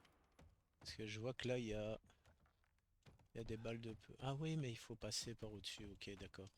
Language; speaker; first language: French; native; French